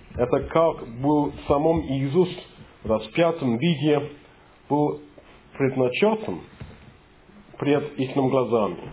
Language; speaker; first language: Russian; non-native, fluent; English